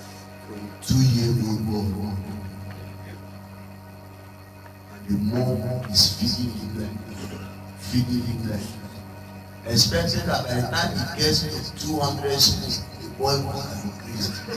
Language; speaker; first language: English; non-native, local second language; Igbo